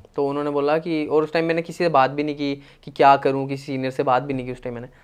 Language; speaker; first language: Hindi; native; Hindi